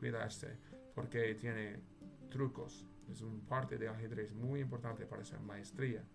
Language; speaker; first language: Spanish; non-native, learner; English